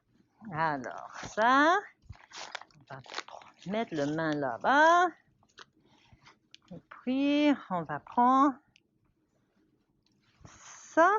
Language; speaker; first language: French; non-native, learner; English